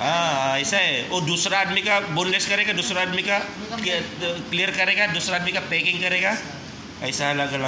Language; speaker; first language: Hindi; non-native, learner; Filipino